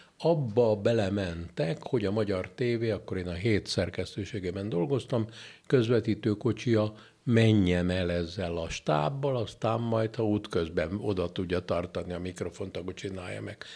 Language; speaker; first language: Hungarian; native; Hungarian